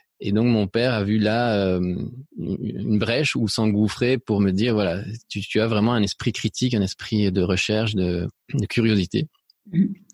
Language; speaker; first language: French; early bilingual, other home language; Spanish